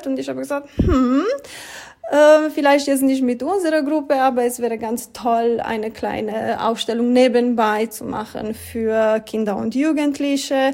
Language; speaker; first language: German; non-native, fluent; Romanian